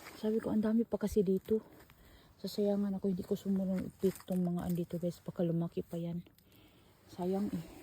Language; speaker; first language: Filipino; non-native, local second language; Cebuano